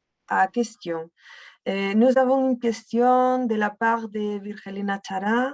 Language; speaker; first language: French; non-native, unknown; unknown